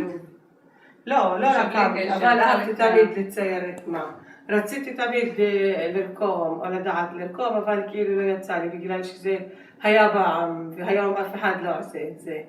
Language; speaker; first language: Hebrew; non-native, local second language; Arabic